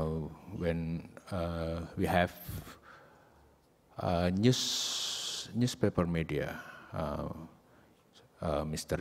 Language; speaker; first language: English; non-native, learner; Indonesian